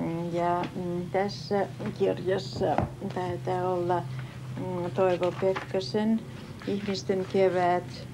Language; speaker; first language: Finnish; early bilingual, heritage; Finnish